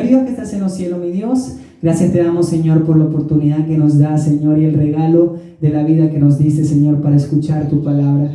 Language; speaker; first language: Spanish; native; Spanish